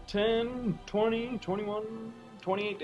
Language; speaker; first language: English; native; English